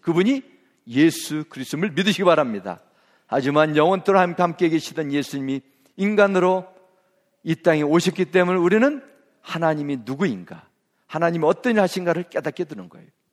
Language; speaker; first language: Korean; native; Korean